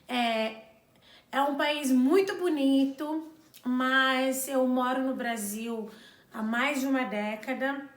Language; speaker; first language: Portuguese; non-native, local second language; Kabuverdianu